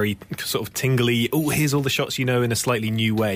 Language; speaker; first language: English; native; English